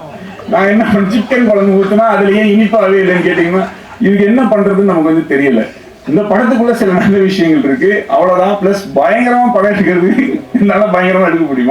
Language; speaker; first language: Tamil; native; Tamil